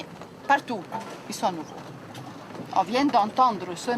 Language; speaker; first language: French; non-native, learner; Arabic